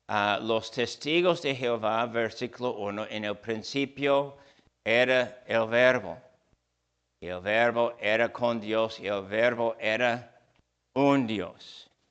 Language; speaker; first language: Spanish; non-native, fluent; English